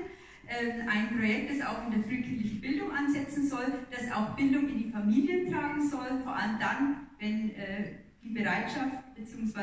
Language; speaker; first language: German; native; German